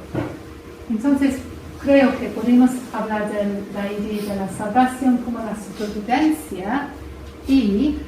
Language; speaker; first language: Spanish; non-native, fluent; English